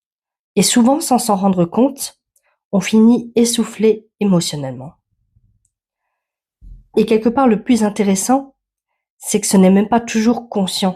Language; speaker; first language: French; native; French